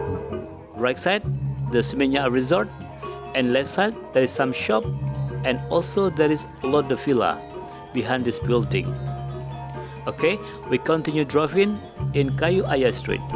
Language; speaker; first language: English; non-native, learner; Indonesian